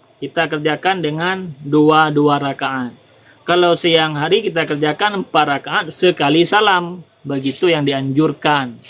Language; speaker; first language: Malay; non-native, local second language; Achinese